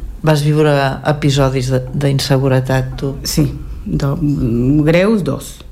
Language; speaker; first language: Catalan; non-native, fluent; Spanish